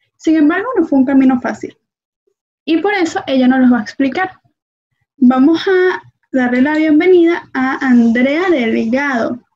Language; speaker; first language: Spanish; native; Spanish